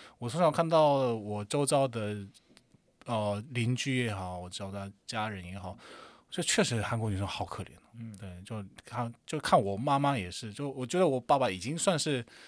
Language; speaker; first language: Chinese; non-native, fluent; Korean